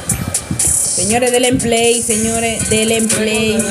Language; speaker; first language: Spanish; native; Spanish